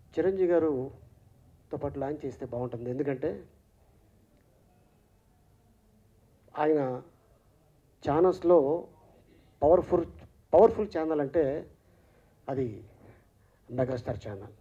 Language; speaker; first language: Telugu; native; Telugu